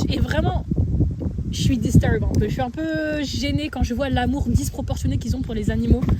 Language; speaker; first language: French; native; French